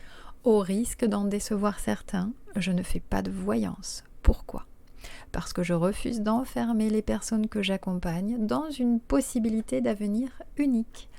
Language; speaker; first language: French; native; French